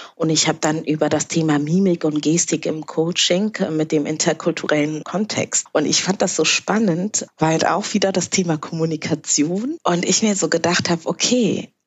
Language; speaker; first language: German; early bilingual, other home language; Kinyarwanda